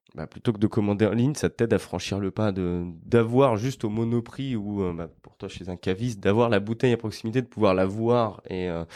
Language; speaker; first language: French; native; French